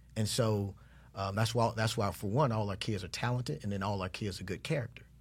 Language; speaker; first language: English; native; English